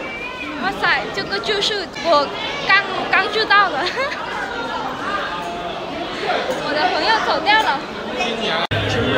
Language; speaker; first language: Chinese; non-native, fluent; Vietnamese